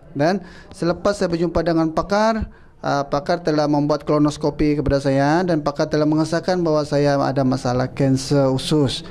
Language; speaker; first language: Malay; native; Malay